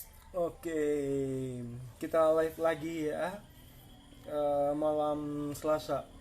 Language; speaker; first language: Indonesian; native; Indonesian